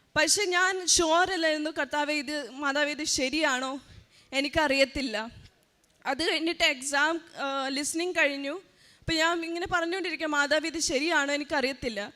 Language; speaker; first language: Malayalam; early bilingual, heritage; Malayalam